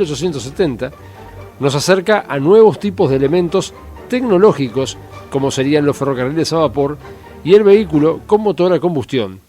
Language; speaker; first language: Spanish; native; Spanish